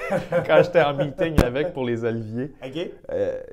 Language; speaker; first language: French; native; French